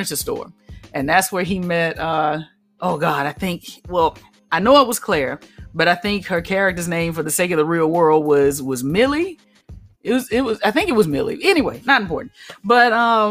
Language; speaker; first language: English; native; English